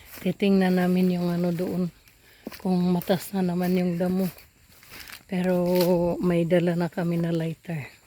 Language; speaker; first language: Filipino; non-native, local second language; Waray